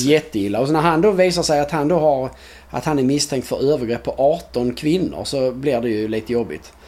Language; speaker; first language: Swedish; native; Swedish